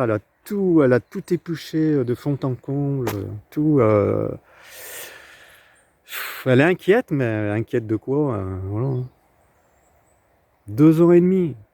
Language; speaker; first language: French; native; French